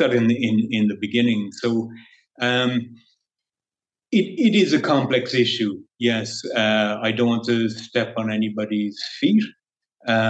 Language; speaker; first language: English; native; English